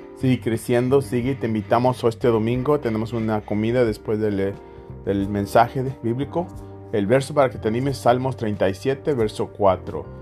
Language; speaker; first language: Spanish; native; Spanish